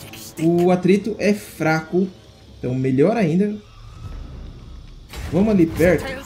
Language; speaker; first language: Portuguese; native; Portuguese